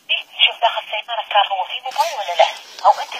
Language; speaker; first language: Arabic; native; Arabic